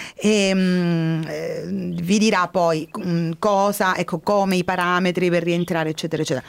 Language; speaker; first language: Italian; native; Italian